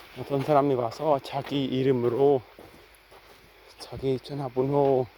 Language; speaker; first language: Korean; non-native, fluent; Khmer